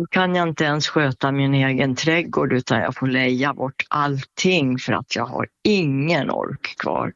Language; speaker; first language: Swedish; native; Swedish